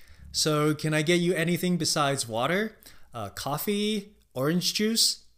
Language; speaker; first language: English; non-native, fluent; Chinese